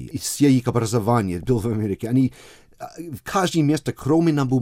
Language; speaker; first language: Russian; non-native, fluent; English